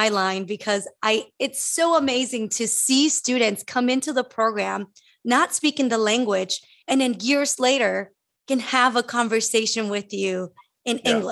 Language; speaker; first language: English; early bilingual, other home language; Spanish